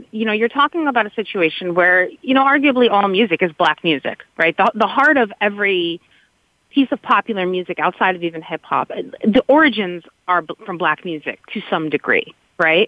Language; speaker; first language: English; native; English